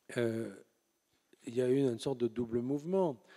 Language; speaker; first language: French; native; French